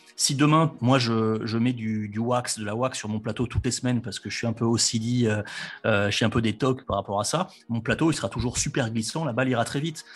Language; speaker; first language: French; native; French